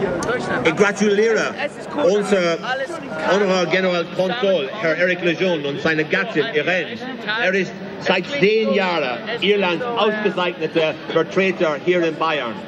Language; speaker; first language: German; non-native, fluent; English